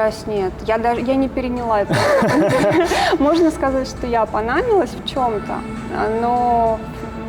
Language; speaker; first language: Russian; native; Russian